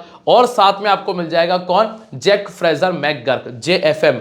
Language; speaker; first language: Hindi; native; Hindi